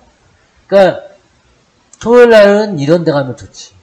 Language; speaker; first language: Korean; native; Korean